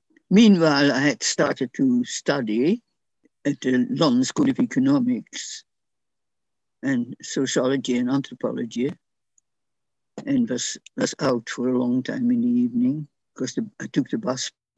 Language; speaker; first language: English; non-native, fluent; Dutch